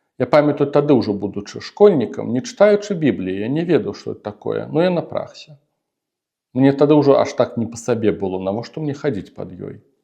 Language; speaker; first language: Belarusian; non-native, local second language; Russian